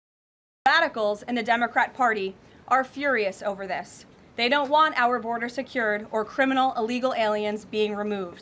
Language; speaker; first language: English; native; English